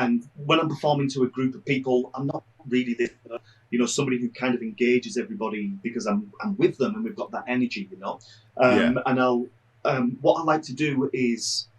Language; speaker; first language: English; native; English